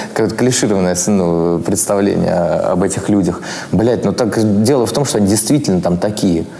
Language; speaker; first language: Russian; native; Russian